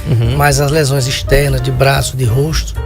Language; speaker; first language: Portuguese; native; Portuguese